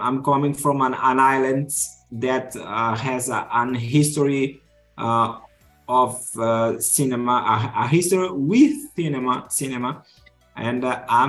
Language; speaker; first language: English; non-native, fluent; Kabuverdianu